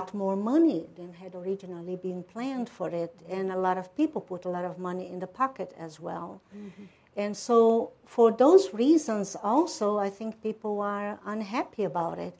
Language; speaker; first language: English; non-native, fluent; Portuguese